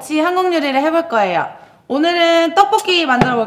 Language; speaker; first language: Korean; native; Korean